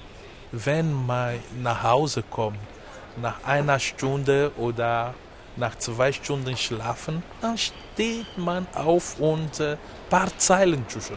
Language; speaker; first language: German; non-native, fluent; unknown